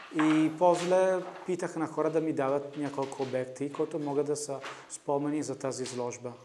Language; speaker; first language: Bulgarian; non-native, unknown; Italian